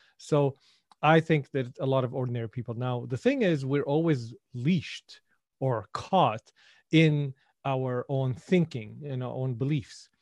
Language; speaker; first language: English; non-native, fluent; Arabic